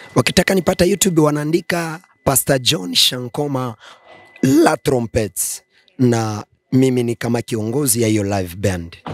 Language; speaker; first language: Swahili; non-native, local second language; Lingala